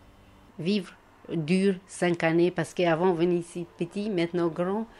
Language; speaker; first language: French; non-native, learner; Albanian